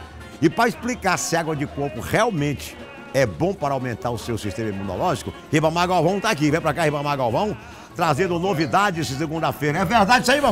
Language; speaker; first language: Portuguese; native; Portuguese